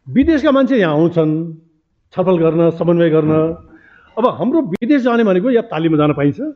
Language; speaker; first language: Nepali; native; Nepali